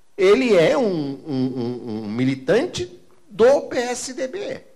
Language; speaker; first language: Portuguese; native; Portuguese